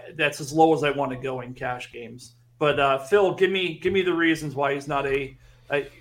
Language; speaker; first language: English; native; English